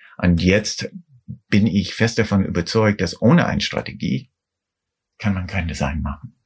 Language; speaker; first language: German; non-native, fluent; English